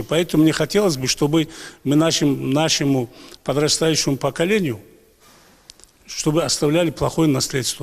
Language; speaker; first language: Russian; native; Russian